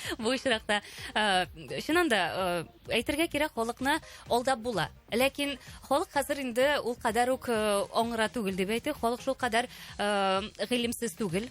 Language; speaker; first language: Tatar; native; Tatar